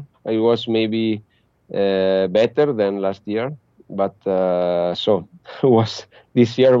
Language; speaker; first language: English; non-native, fluent; Italian